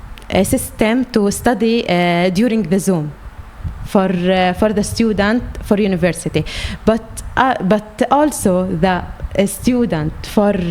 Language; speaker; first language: English; non-native, learner; Arabic